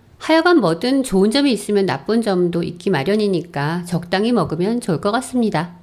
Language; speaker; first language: Korean; native; Korean